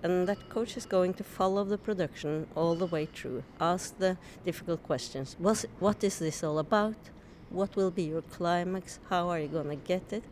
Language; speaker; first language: English; non-native, fluent; Norwegian